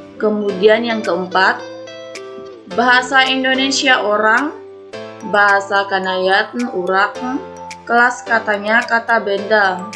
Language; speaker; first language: Indonesian; non-native, local second language; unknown